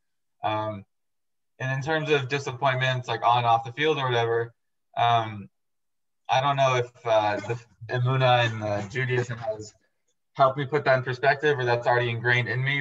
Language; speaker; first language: English; native; English